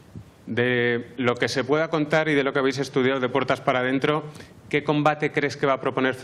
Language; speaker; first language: Spanish; native; Spanish